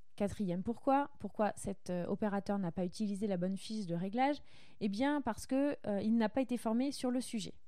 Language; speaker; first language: French; native; French